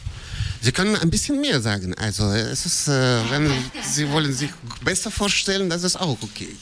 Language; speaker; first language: German; non-native, fluent; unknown